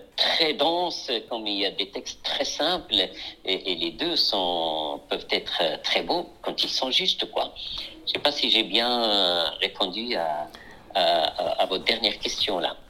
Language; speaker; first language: French; non-native, local second language; Arabic